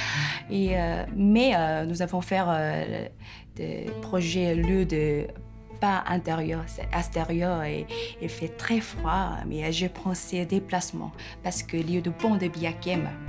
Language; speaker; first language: French; non-native, learner; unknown